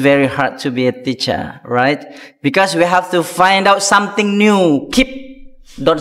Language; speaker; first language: English; non-native, fluent; Indonesian